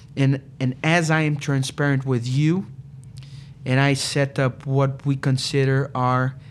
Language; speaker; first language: English; non-native, fluent; Portuguese